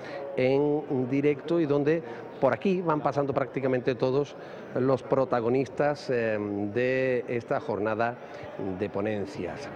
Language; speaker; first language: Spanish; native; Spanish